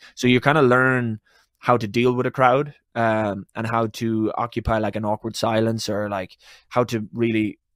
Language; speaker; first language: English; native; English